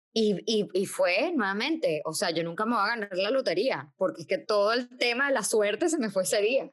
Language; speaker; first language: Spanish; native; Spanish